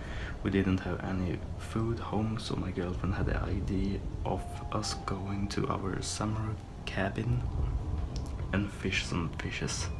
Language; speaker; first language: English; non-native, fluent; Swedish